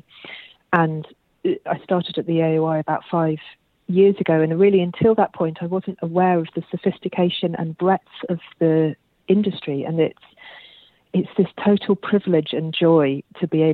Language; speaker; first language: English; native; English